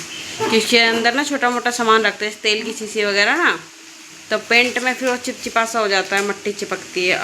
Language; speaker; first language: Hindi; native; Hindi